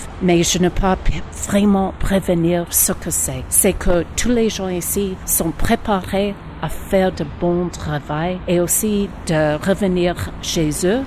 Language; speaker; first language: French; non-native, learner; English